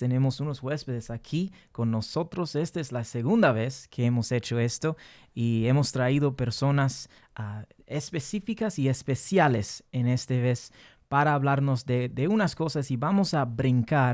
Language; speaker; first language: Spanish; early bilingual, heritage; English